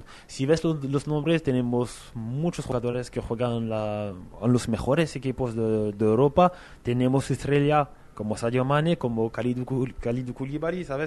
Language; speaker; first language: Spanish; non-native, fluent; French